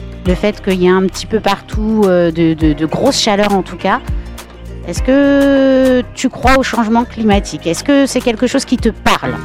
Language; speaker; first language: French; native; French